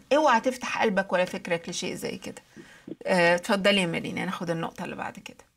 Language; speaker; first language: Arabic; native; Arabic